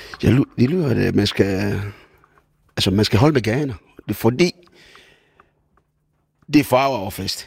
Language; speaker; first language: Danish; non-native, fluent; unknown